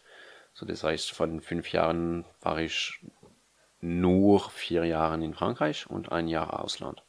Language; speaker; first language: German; non-native, fluent; French